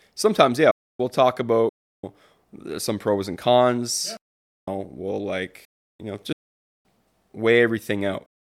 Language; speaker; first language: English; native; English